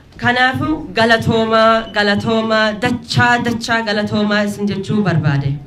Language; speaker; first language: Oromo; early bilingual, heritage; Oromo